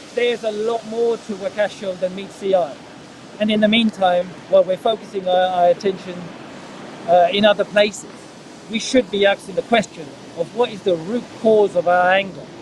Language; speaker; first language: English; non-native, local second language; Morisyen